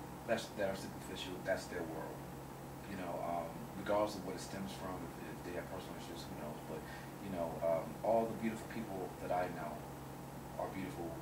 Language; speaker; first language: English; native; English